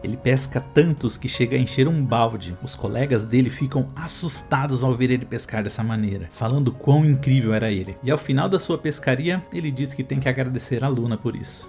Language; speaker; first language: Portuguese; native; Portuguese